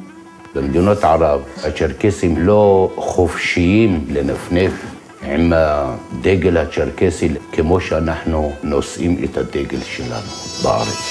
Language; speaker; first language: Hebrew; non-native, local second language; Adyghe